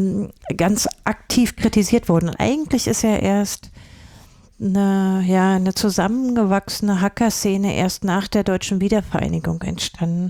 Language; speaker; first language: German; native; German